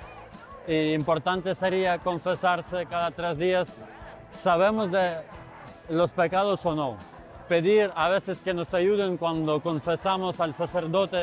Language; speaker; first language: Spanish; non-native, fluent; Ukrainian